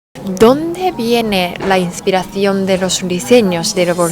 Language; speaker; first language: Spanish; non-native, learner; Japanese